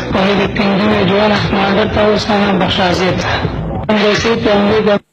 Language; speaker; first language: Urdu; non-native, local second language; Pashto